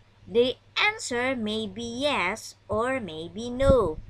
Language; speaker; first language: English; non-native, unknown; Indonesian